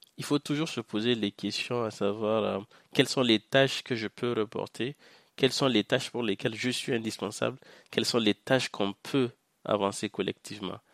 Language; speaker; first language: French; non-native, local second language; Hausa